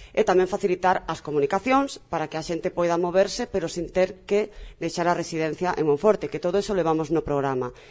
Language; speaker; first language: Galician; non-native, local second language; Spanish